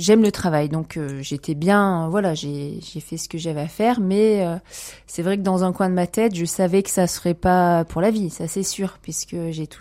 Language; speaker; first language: French; native; French